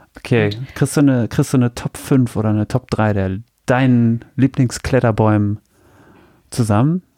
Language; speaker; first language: German; native; German